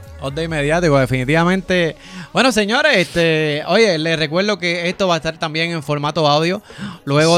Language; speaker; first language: Spanish; native; Spanish